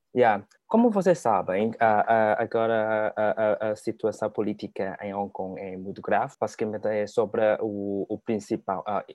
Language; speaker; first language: Portuguese; non-native, learner; Cantonese